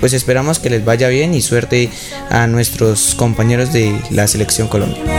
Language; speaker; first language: Spanish; native; Spanish